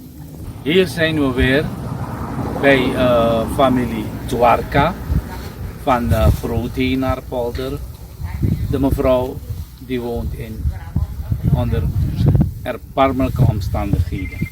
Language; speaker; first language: Dutch; non-native, local second language; Caribbean Hindustani